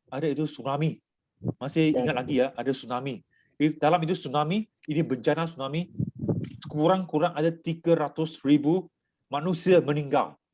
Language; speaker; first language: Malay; non-native, local second language; Chinese